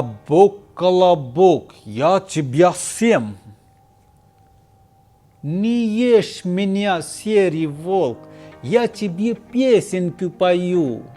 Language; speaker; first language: Russian; non-native, fluent; Hindi